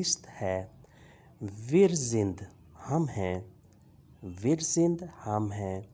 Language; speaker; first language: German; non-native, learner; Urdu